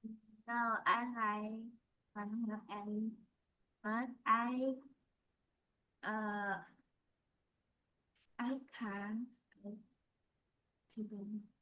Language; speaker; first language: English; non-native, learner; Vietnamese